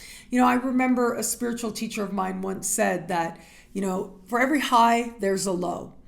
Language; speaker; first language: English; native; English